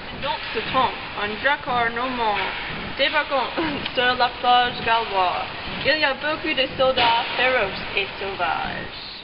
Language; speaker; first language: French; non-native, learner; English